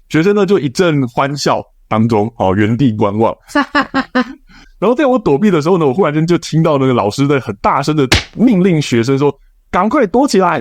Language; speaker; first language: Chinese; native; Chinese